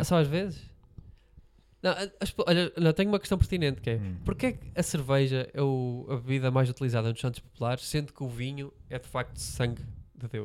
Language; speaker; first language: Portuguese; native; Portuguese